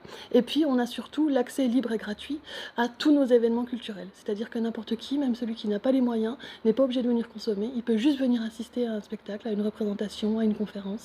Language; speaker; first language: French; native; French